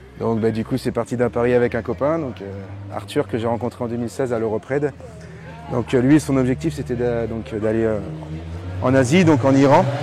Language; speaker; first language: French; native; French